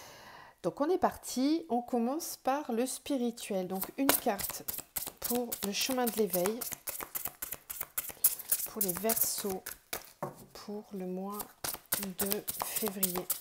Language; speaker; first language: French; native; French